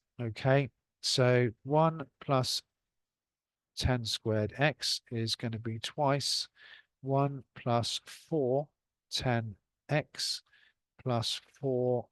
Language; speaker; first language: English; native; English